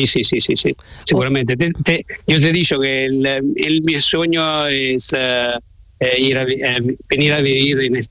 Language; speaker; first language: Spanish; non-native, learner; Italian